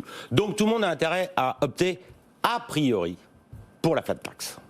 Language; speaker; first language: French; native; French